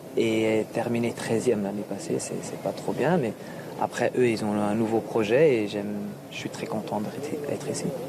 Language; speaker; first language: French; non-native, local second language; Dutch